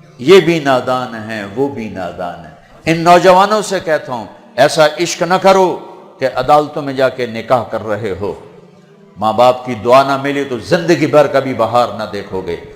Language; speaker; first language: Urdu; non-native, local second language; Punjabi